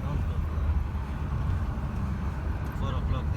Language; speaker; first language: English; non-native, learner; Arabic